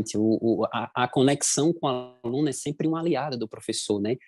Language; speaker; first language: Portuguese; native; Portuguese